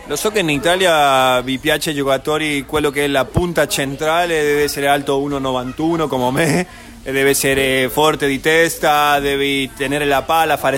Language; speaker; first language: Italian; non-native, fluent; Spanish